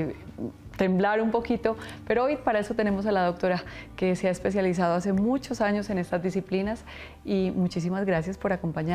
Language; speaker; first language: Spanish; native; Spanish